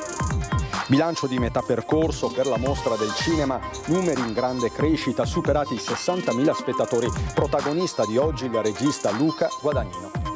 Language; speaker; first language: Italian; native; Italian